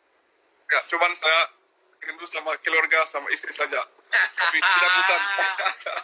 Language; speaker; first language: Indonesian; non-native, learner; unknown